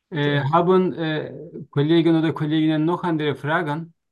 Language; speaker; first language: German; non-native, learner; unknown